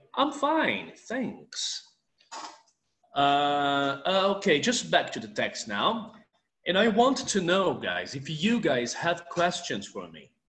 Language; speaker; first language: English; non-native, fluent; Portuguese